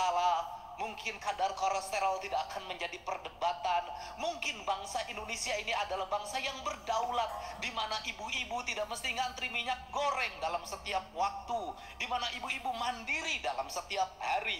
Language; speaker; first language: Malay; non-native, local second language; Sundanese